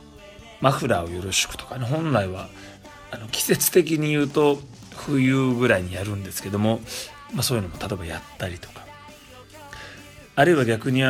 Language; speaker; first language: Japanese; native; Japanese